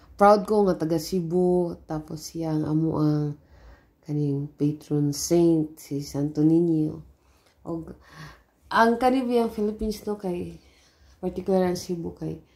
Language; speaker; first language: Cebuano; native; Cebuano